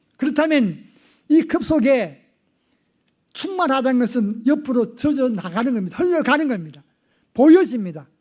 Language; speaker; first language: Korean; native; Korean